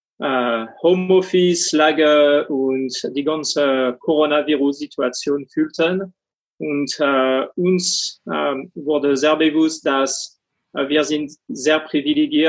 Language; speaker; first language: German; non-native, fluent; French